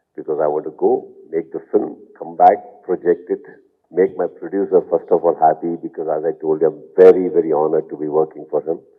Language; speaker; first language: English; non-native, local second language; Kannada